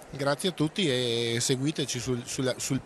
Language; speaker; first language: Italian; native; Italian